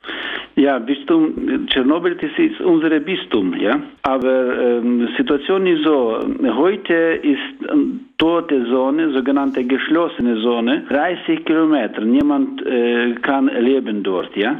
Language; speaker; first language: German; non-native, learner; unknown